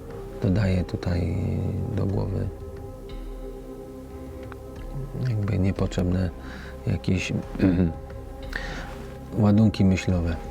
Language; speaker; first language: Polish; native; Polish